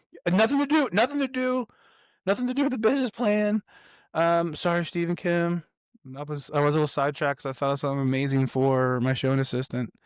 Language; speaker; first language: English; native; English